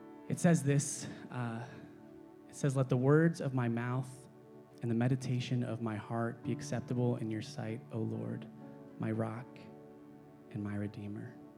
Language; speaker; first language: English; native; English